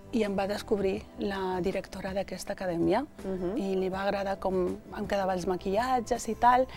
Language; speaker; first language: Catalan; early bilingual, other home language; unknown